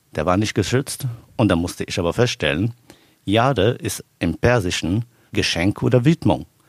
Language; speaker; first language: German; non-native, fluent; Arabic